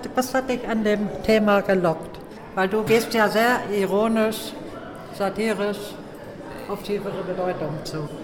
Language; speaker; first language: German; native; German